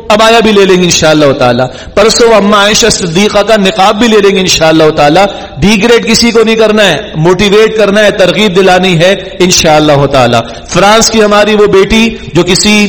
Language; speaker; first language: Urdu; native; Urdu